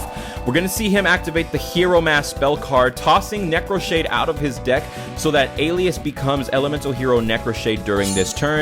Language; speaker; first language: English; native; English